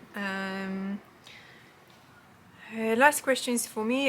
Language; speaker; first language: English; non-native, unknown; Polish